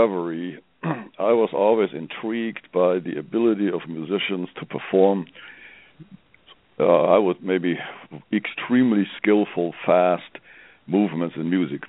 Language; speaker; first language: English; non-native, fluent; German